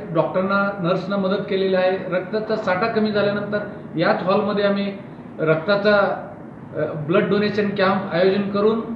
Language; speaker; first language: Marathi; native; Marathi